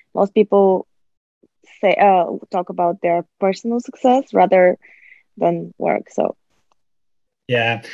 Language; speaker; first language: English; early bilingual, other home language; Bulgarian